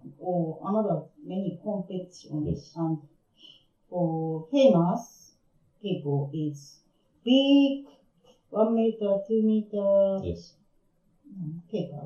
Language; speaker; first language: English; non-native, learner; Japanese